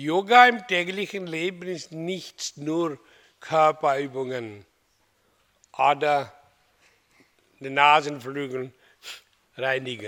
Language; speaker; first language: German; non-native, learner; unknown